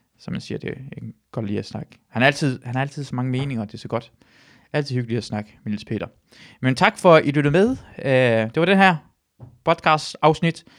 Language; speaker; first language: Danish; non-native, fluent; Persian